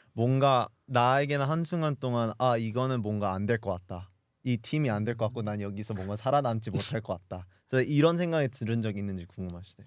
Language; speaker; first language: Korean; early bilingual, other home language; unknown